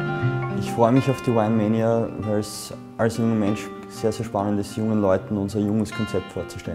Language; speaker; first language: German; native; German